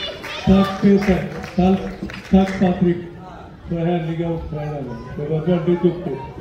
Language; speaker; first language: Swedish; non-native, fluent; Urdu